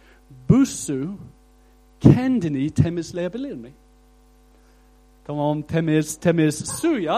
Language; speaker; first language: Turkish; non-native, fluent; English